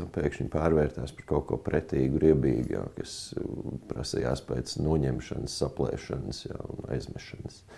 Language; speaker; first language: Latvian; native; Latvian